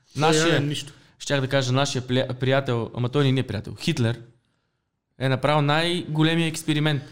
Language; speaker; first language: Bulgarian; native; Bulgarian